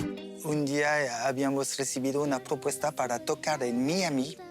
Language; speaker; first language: Spanish; non-native, learner; French